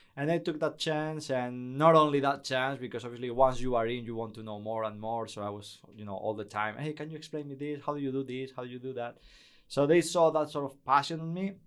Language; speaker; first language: English; non-native, fluent; Spanish